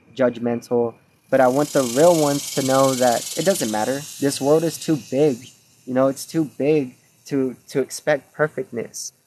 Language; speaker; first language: English; native; English